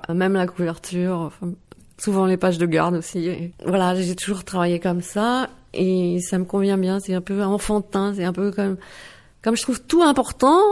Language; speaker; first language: French; non-native, local second language; Dutch